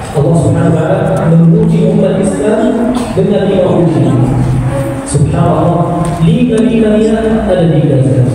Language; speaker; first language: Indonesian; non-native, fluent; Arabic